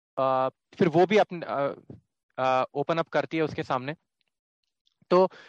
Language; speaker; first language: Hindi; native; Hindi